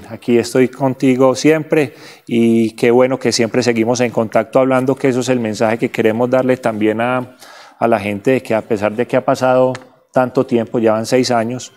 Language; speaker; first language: Spanish; native; Spanish